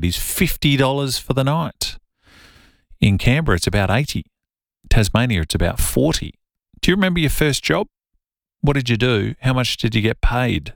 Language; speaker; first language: English; native; English